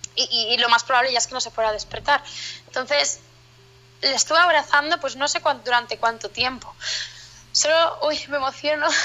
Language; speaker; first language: Spanish; native; Spanish